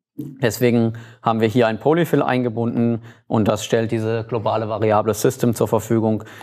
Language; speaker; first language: German; native; German